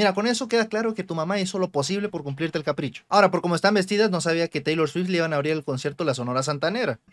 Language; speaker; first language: Spanish; native; Spanish